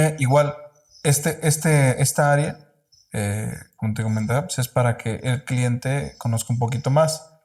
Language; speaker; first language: Spanish; native; Spanish